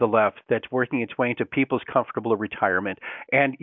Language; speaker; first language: English; native; English